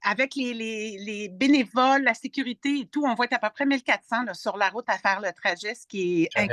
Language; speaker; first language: French; native; French